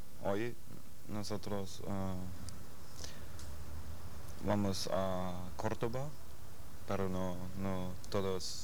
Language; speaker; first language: Spanish; non-native, learner; German